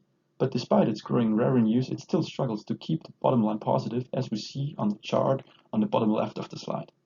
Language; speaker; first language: English; non-native, fluent; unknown